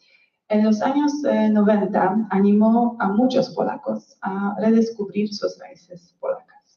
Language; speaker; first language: Spanish; non-native, fluent; Polish